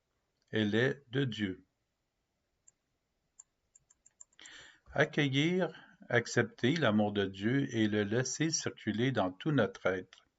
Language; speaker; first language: French; native; French